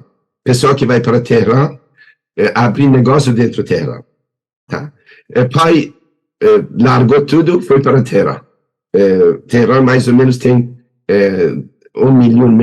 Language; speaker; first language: Portuguese; non-native, learner; Persian